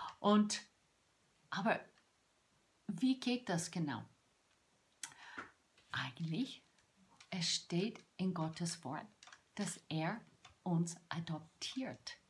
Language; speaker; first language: German; non-native, fluent; English